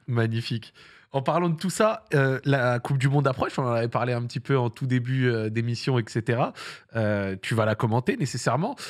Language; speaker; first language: French; early bilingual, other home language; Arabic